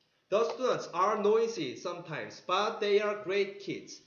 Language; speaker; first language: English; non-native, fluent; Korean